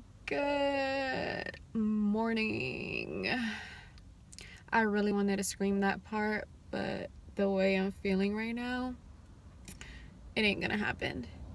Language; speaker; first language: English; early bilingual, other home language; Spanish